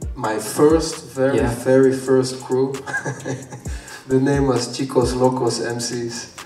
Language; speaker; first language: English; non-native, fluent; Dutch